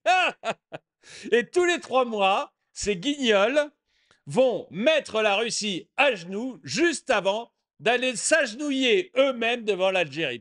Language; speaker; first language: French; native; French